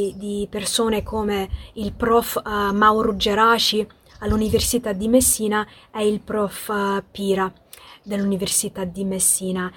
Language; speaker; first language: Italian; non-native, fluent; English